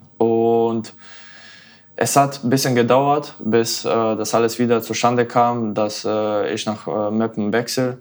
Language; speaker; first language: German; non-native, fluent; Bosnian